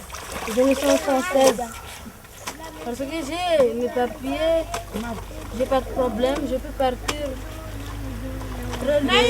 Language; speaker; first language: French; non-native, local second language; Comorian